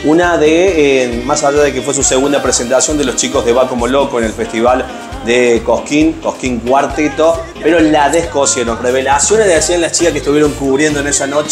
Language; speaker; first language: Spanish; native; Spanish